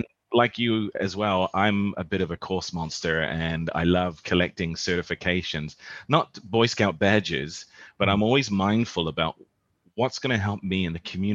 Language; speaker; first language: English; native; English